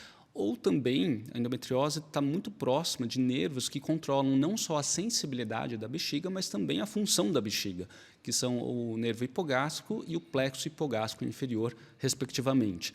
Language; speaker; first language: Portuguese; native; Portuguese